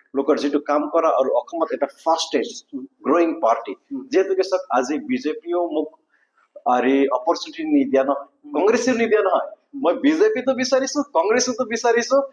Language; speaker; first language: Assamese; non-native, local second language; Nepali